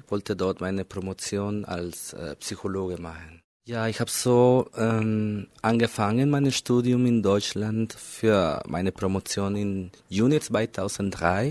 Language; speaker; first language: German; non-native, fluent; Spanish